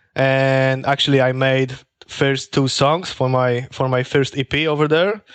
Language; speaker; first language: English; non-native, learner; Polish